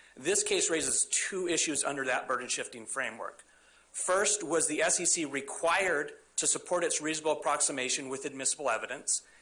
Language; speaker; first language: English; native; English